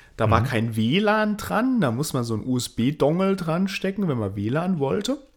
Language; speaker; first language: German; native; German